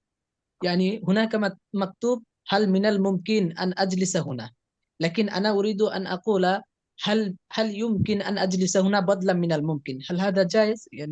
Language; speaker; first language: Arabic; non-native, fluent; Bangla